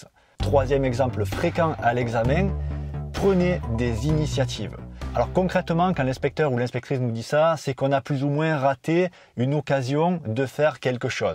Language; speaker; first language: French; native; French